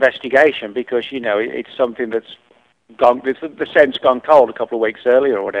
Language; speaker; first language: English; native; English